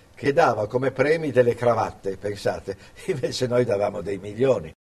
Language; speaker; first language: Italian; early bilingual, other home language; English